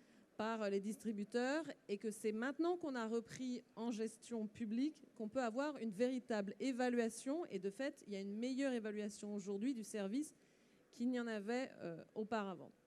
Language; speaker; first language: French; native; French